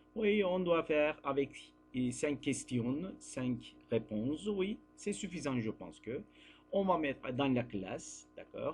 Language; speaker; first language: French; non-native, fluent; Turkish